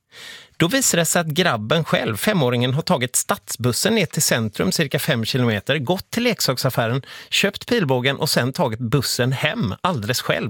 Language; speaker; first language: Swedish; native; Swedish